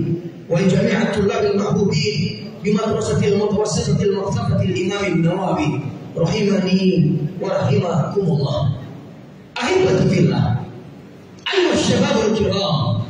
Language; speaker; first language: Arabic; non-native, learner; Indonesian